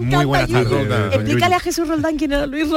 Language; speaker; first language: Spanish; native; Spanish